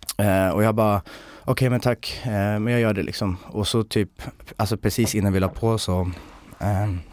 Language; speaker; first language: Swedish; native; Swedish